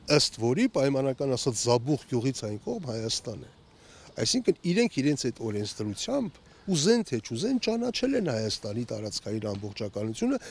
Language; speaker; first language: Armenian; native; Armenian